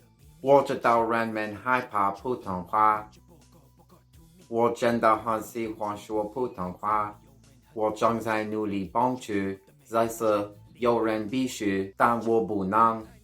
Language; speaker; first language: Chinese; non-native, learner; English